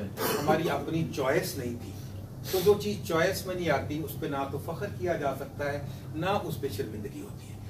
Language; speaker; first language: Urdu; non-native, local second language; Punjabi